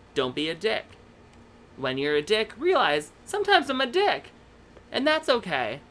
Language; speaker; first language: English; native; English